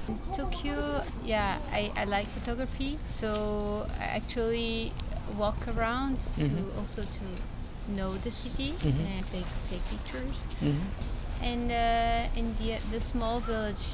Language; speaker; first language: English; non-native, fluent; Portuguese